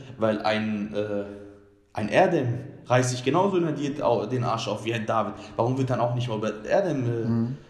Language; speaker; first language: German; early bilingual, other home language; Bosnian